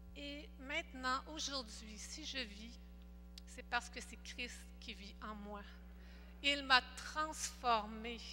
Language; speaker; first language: French; native; French